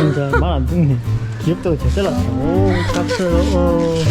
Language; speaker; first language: Korean; native; Korean